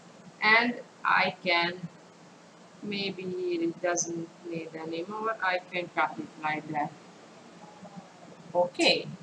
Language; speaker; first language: English; non-native, fluent; Hungarian